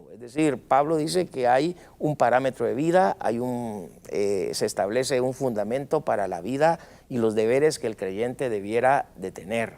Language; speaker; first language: Spanish; native; Spanish